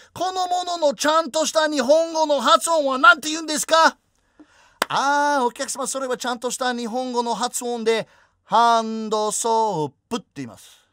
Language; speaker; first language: Japanese; non-native, fluent; English